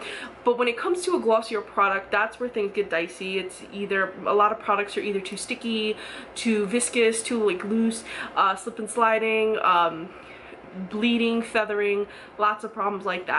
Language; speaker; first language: English; native; English